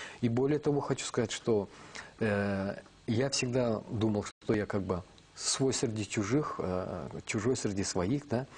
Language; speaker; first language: Russian; non-native, local second language; Kazakh